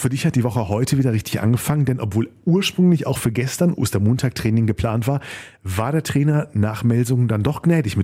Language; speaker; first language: German; native; German